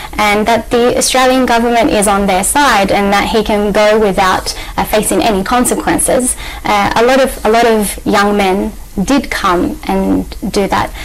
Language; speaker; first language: English; native; English